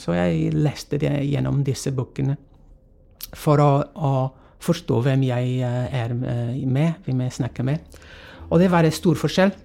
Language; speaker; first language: Norwegian; non-native, fluent; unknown